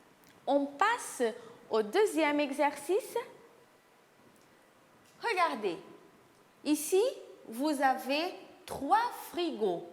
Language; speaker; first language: French; non-native, fluent; Portuguese